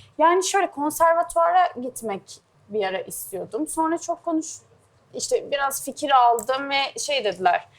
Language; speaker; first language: Turkish; native; Turkish